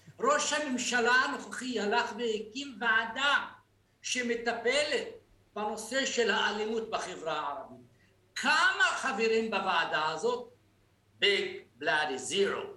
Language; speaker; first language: Hebrew; non-native, local second language; Arabic